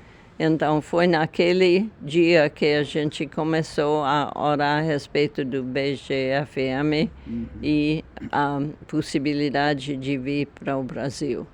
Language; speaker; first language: Portuguese; non-native, fluent; English